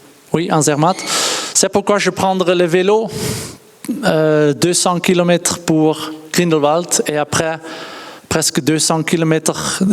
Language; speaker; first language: French; non-native, learner; Dutch